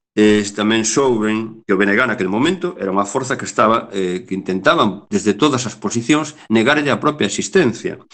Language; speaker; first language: Galician; native; Galician